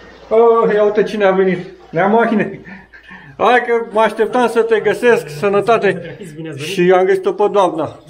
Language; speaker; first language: Romanian; native; Romanian